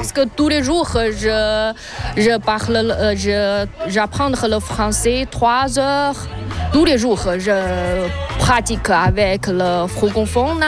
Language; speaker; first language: French; non-native, learner; Chinese